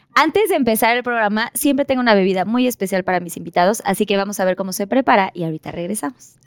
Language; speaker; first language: Spanish; native; Spanish